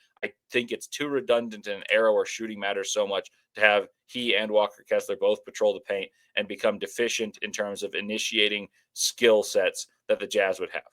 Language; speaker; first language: English; native; English